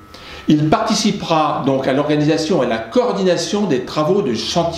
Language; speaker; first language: French; native; French